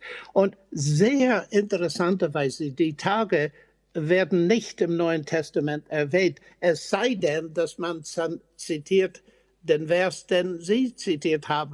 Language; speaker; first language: German; non-native, fluent; English